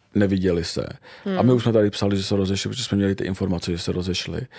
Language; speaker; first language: Czech; non-native, fluent; Armenian